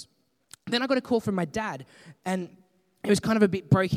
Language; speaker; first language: English; native; English